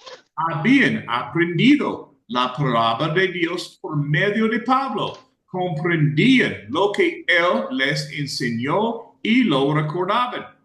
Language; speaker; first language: Spanish; non-native, fluent; English